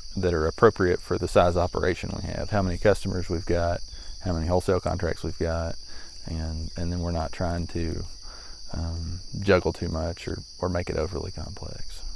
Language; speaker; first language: English; native; English